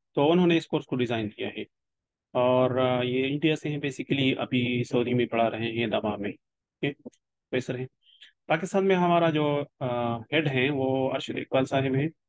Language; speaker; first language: Urdu; non-native, local second language; Pashto